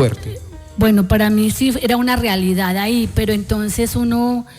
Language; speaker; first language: Spanish; native; Spanish